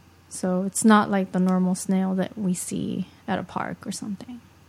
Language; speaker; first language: English; early bilingual, other home language; Japanese